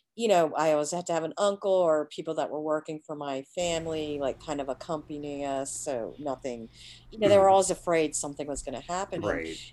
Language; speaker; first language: English; early bilingual, other home language; Hindi